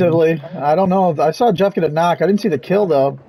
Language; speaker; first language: English; native; English